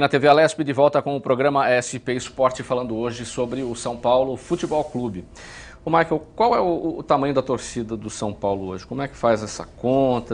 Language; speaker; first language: Portuguese; native; Portuguese